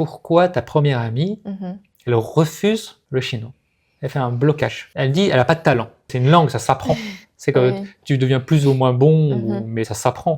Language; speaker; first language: French; native; French